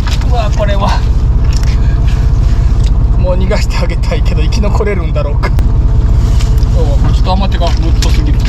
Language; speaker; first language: Japanese; native; Japanese